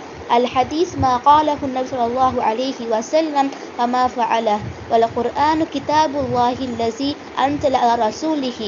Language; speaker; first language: Arabic; non-native, learner; Hindi